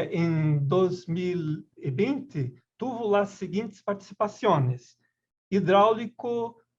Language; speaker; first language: Spanish; non-native, learner; Portuguese